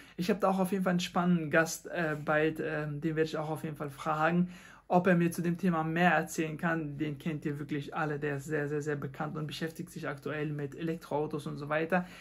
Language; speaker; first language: German; non-native, fluent; Persian